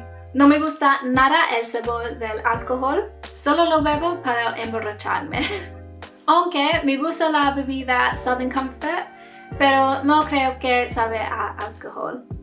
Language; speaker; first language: Spanish; non-native, learner; English